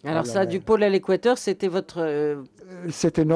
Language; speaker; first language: French; native; French